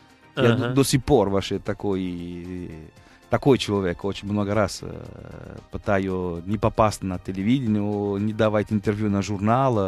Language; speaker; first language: Russian; non-native, fluent; Italian